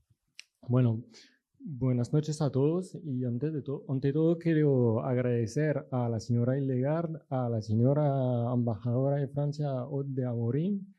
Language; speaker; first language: Spanish; non-native, fluent; French